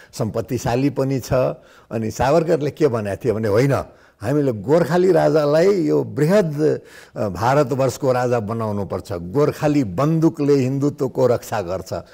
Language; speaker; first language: Nepali; non-native, local second language; Maithili